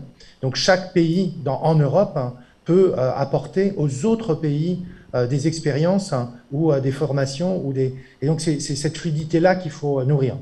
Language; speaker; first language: French; native; French